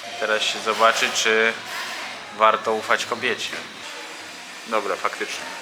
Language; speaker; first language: Polish; native; Polish